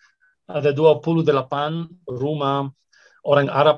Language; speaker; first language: Indonesian; non-native, fluent; Arabic